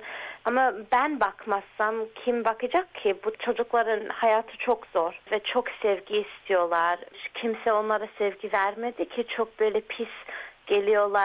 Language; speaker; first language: Turkish; early bilingual, heritage; Turkish